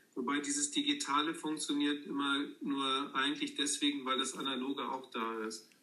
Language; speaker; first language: German; native; German